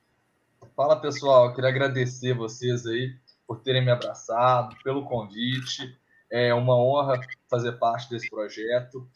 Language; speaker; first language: Portuguese; native; Portuguese